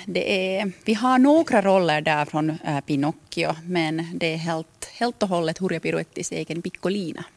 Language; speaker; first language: Swedish; non-native, local second language; Finnish